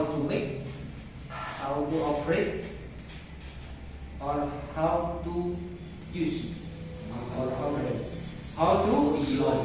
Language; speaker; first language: English; non-native, learner; Indonesian